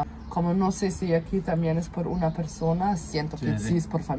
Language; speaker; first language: Spanish; non-native, fluent; German